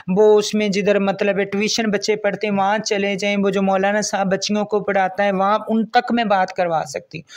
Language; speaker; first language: Urdu; non-native, local second language; Punjabi